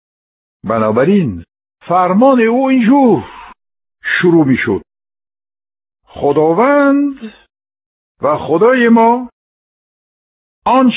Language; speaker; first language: Persian; non-native, fluent; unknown